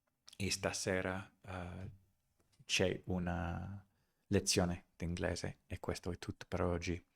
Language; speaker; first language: Italian; non-native, learner; English